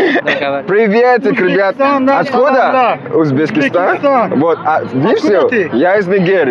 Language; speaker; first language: Russian; non-native, fluent; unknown